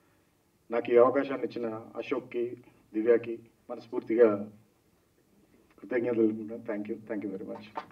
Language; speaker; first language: Telugu; native; Telugu